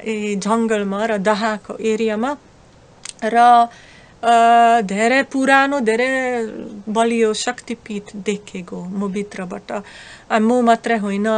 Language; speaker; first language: Nepali; non-native, fluent; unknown